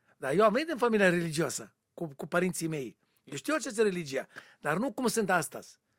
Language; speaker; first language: Romanian; non-native, learner; Hebrew